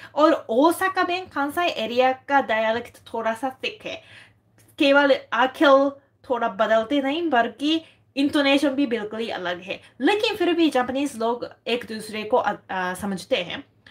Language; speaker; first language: Hindi; non-native, fluent; Japanese